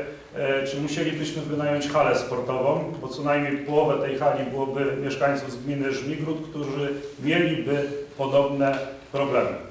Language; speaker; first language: Polish; native; Polish